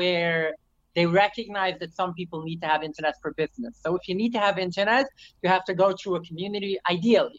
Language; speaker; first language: English; early bilingual, other home language; Yiddish